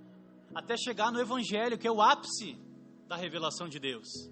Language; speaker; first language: Portuguese; native; Portuguese